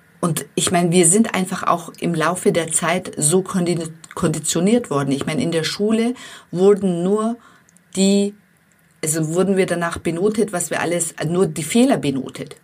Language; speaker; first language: German; non-native, fluent; Turkish